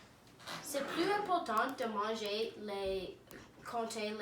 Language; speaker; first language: French; non-native, learner; English